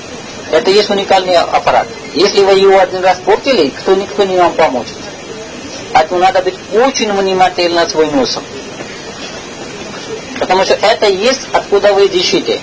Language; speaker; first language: Russian; non-native, learner; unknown